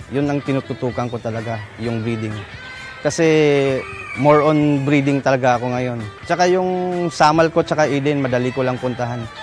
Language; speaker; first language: Filipino; non-native, local second language; Cebuano